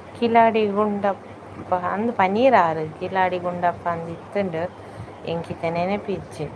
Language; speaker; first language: Kannada; native; Kannada